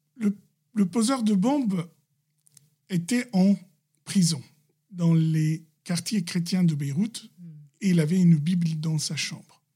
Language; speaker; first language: French; non-native, local second language; Arabic